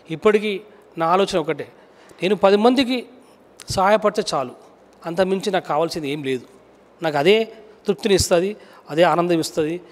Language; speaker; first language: Telugu; native; Telugu